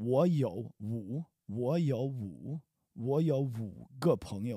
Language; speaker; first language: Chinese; non-native, learner; English